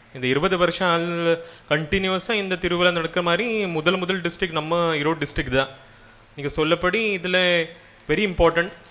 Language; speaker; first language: Tamil; non-native, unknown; Marathi